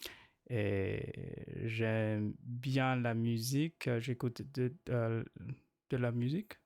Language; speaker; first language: French; non-native, learner; Chinese